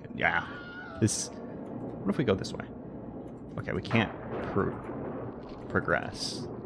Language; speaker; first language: English; native; English